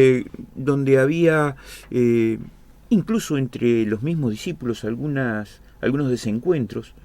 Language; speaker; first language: Spanish; native; Spanish